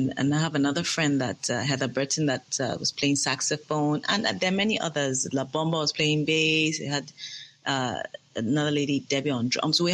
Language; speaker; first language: English; non-native, local second language; Yoruba